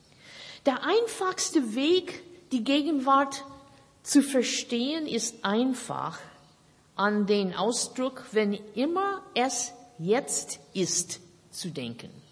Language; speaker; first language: German; non-native, fluent; English